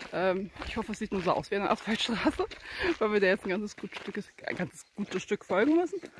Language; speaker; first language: German; native; German